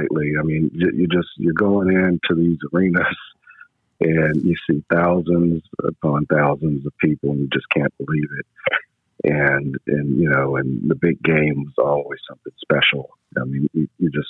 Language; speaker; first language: English; native; English